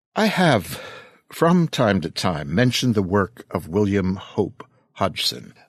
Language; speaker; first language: English; native; English